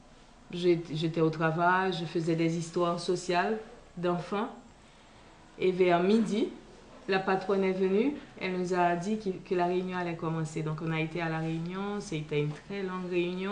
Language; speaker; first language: French; non-native, local second language; Haitian Creole